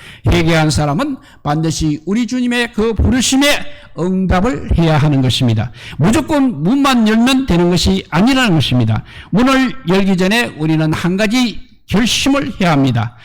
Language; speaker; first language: Korean; native; Korean